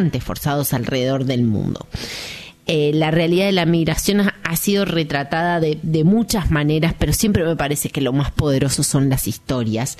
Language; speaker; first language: Spanish; native; Spanish